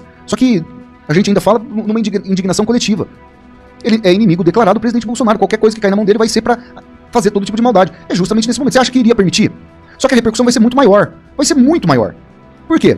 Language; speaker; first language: Portuguese; native; Portuguese